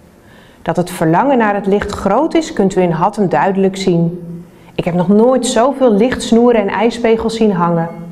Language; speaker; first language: Dutch; native; Dutch